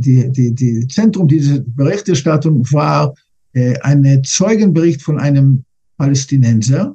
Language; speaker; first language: German; non-native, fluent; English